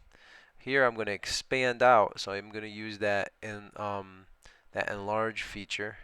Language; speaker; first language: English; native; English